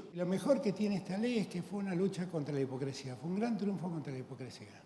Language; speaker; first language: Spanish; native; Spanish